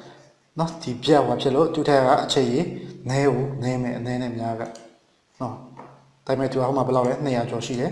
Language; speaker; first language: Burmese; native; Burmese